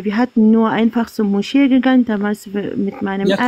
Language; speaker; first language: German; non-native, learner; Arabic